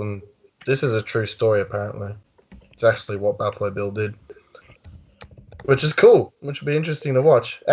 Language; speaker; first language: English; native; English